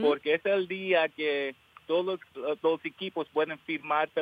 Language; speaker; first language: Spanish; early bilingual, heritage; English